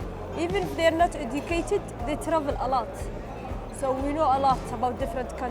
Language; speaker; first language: English; non-native, fluent; Arabic